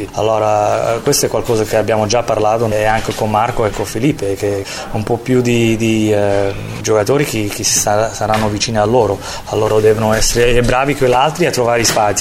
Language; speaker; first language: Italian; early bilingual, heritage; Italian